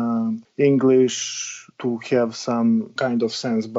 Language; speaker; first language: English; non-native, learner; Serbian